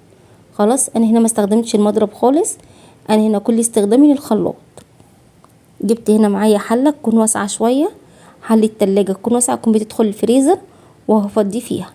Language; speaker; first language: Arabic; native; Arabic